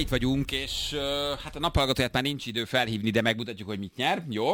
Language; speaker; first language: Hungarian; native; Hungarian